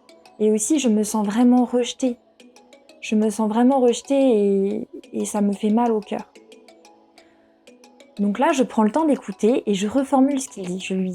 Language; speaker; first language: French; native; French